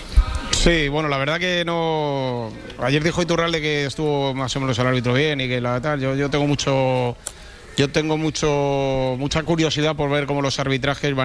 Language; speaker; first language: Spanish; native; Spanish